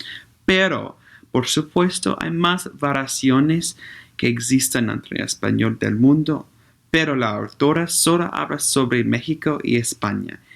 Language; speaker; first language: Spanish; non-native, learner; English